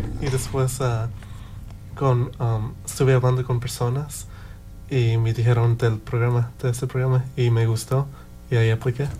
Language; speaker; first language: Spanish; early bilingual, heritage; Spanish